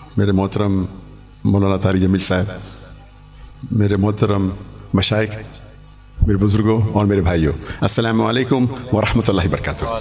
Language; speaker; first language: Urdu; non-native, local second language; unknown